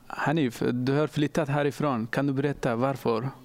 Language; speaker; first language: Swedish; non-native, learner; Persian